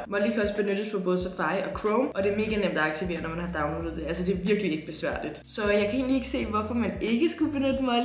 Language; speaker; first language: Danish; native; Danish